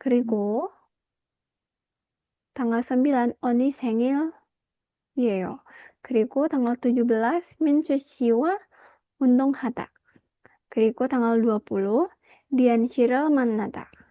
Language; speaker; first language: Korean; non-native, fluent; Indonesian